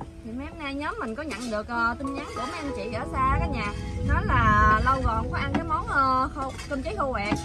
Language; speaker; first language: Vietnamese; native; Vietnamese